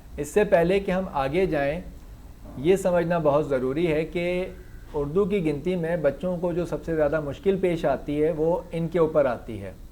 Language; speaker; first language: Urdu; native; Urdu